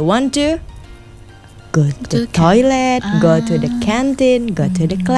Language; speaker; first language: English; non-native, fluent; Indonesian